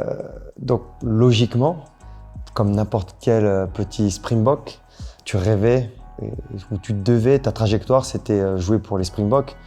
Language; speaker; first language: French; native; French